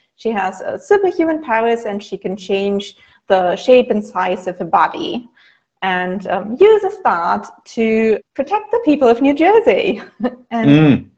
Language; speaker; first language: English; non-native, fluent; German